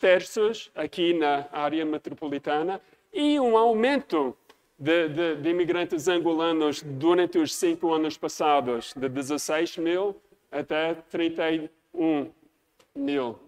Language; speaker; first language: Portuguese; non-native, fluent; English